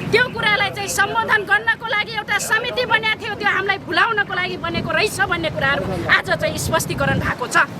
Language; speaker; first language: Nepali; non-native, local second language; Rana Tharu